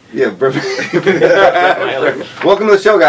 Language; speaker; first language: English; native; English